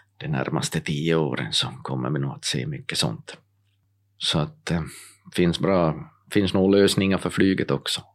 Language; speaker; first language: Swedish; native; Swedish